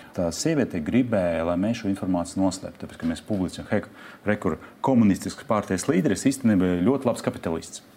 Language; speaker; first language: Latvian; non-native, local second language; Russian